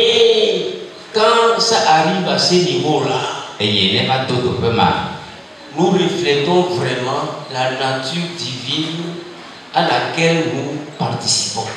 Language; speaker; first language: French; non-native, local second language; Ewe